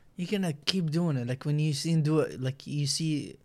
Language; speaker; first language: English; non-native, learner; Arabic